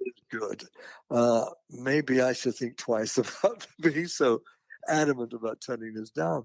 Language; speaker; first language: English; native; English